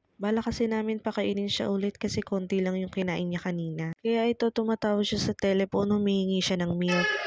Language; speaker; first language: Filipino; native; Filipino